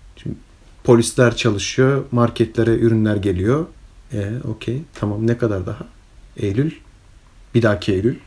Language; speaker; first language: Turkish; early bilingual, heritage; Turkish